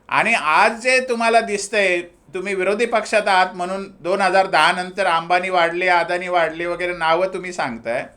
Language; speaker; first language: Marathi; native; Marathi